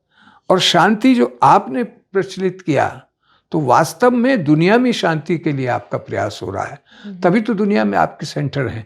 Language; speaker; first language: Hindi; native; Hindi